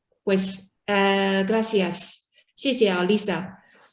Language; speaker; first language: Spanish; non-native, learner; Chinese